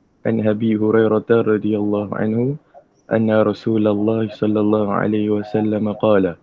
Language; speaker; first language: Arabic; non-native, learner; Malay